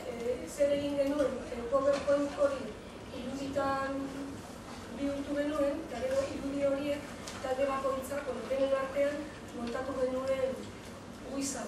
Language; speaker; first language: Basque; non-native, local second language; Spanish